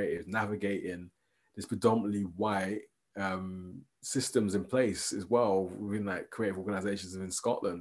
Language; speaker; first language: English; native; English